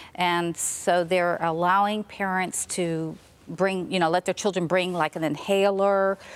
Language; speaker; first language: English; native; English